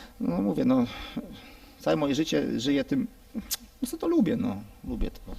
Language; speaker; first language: Polish; native; Polish